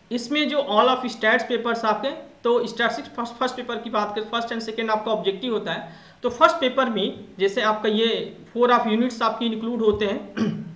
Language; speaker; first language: Hindi; native; Hindi